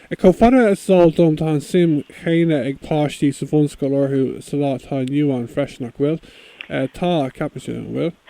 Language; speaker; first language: Irish; non-native, local second language; English